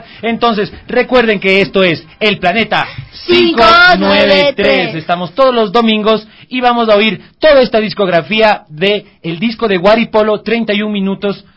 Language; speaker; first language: Spanish; native; Spanish